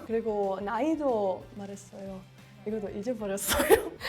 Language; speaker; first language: Korean; non-native, learner; Indonesian